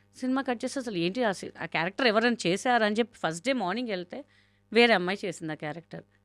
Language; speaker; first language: Telugu; non-native, local second language; Hindi